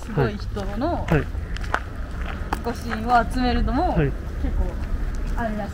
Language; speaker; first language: Japanese; native; Japanese